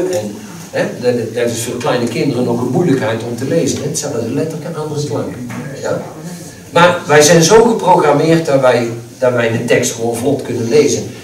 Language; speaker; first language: Dutch; native; Dutch